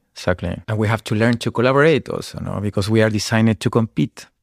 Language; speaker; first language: English; non-native, fluent; Spanish